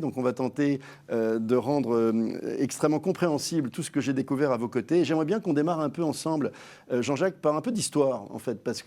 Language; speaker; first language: French; native; French